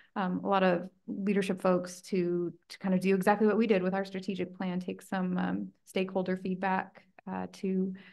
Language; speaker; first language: English; native; English